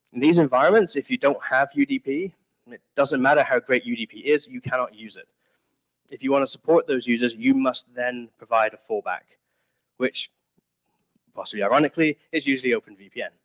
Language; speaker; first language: English; native; English